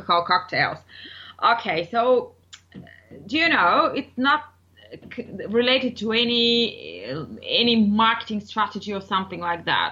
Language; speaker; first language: English; non-native, fluent; Bulgarian